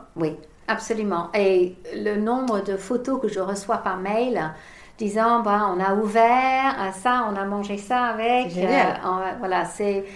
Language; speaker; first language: French; non-native, fluent; English